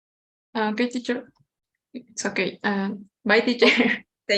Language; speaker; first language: English; non-native, learner; Spanish